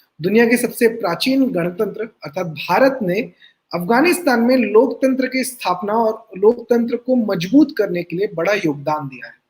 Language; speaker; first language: Hindi; native; Hindi